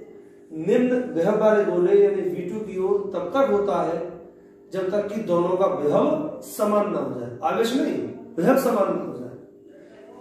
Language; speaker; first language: Hindi; native; Hindi